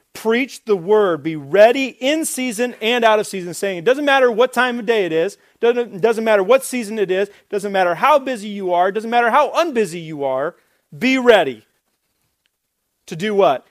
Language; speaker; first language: English; native; English